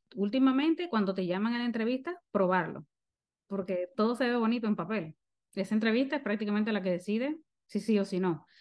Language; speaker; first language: Spanish; native; Spanish